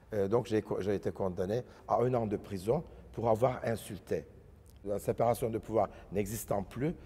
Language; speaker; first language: English; non-native, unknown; Turkish